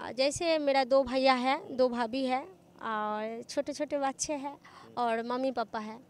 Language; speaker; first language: Hindi; non-native, local second language; Bangla